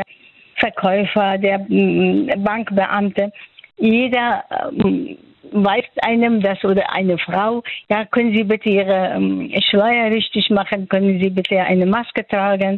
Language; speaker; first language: German; non-native, fluent; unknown